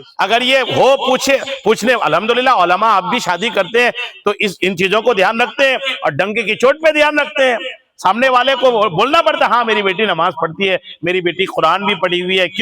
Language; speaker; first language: Urdu; native; Urdu